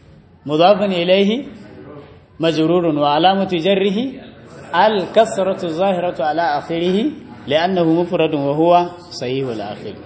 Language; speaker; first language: Arabic; non-native, fluent; Hausa